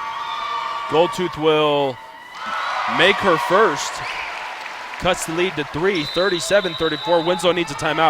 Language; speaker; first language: English; native; English